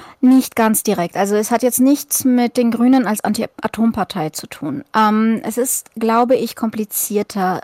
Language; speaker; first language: German; early bilingual, other home language; Russian